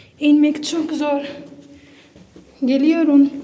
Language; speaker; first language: Turkish; non-native, learner; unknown